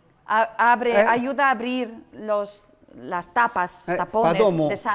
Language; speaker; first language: Spanish; non-native, learner; Russian